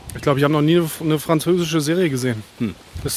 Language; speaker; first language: German; native; German